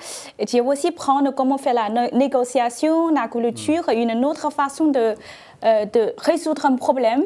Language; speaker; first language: French; non-native, fluent; Chinese